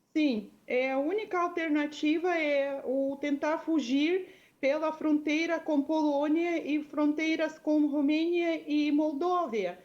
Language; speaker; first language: Portuguese; non-native, fluent; Russian